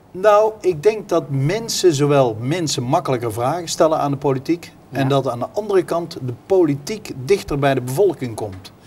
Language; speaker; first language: Dutch; native; Dutch